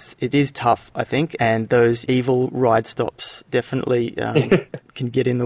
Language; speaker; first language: English; native; English